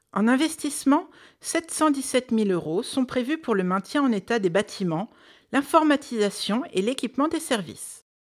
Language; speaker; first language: French; native; French